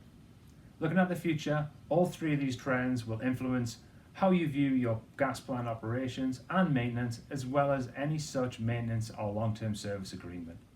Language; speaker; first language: English; native; English